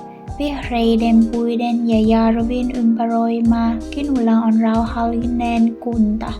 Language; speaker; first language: Finnish; non-native, learner; Vietnamese